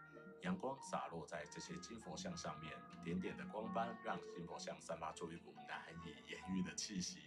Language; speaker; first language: Chinese; native; Chinese